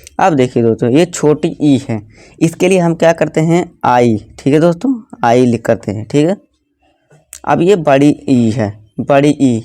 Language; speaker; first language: Hindi; native; Hindi